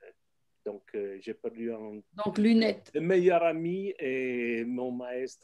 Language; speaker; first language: French; non-native, fluent; Italian